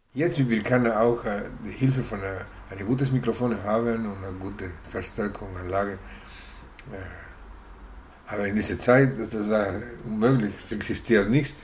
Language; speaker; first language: German; non-native, learner; Spanish